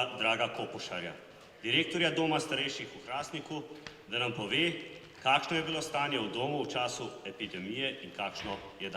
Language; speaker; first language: Slovenian; native; Slovenian